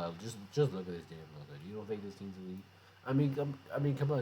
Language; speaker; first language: English; native; English